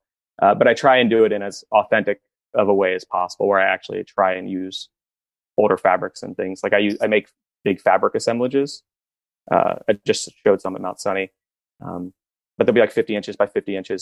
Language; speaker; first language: English; native; English